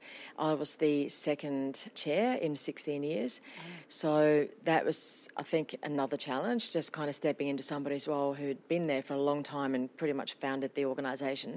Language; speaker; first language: English; non-native, fluent; Finnish